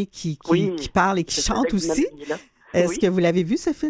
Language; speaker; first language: French; native; French